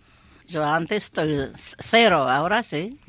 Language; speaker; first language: Spanish; non-native, learner; Arabic